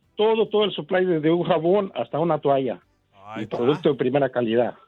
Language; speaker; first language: Spanish; native; Spanish